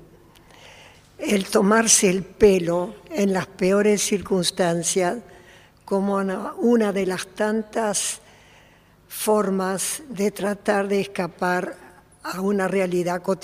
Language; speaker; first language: Spanish; early bilingual, other home language; Polish